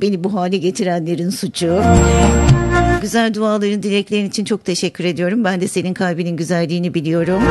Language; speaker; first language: Turkish; native; Turkish